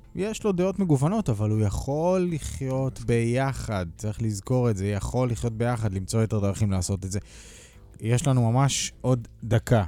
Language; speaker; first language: Hebrew; native; Hebrew